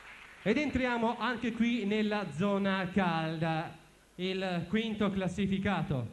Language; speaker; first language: Italian; native; Italian